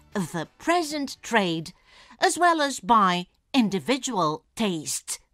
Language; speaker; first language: English; non-native, fluent; Romanian